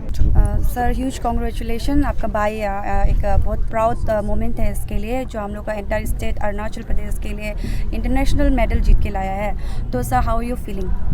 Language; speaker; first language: Hindi; non-native, local second language; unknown